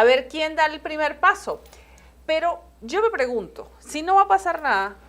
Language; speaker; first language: Spanish; native; Spanish